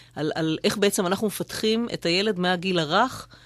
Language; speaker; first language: Hebrew; native; Hebrew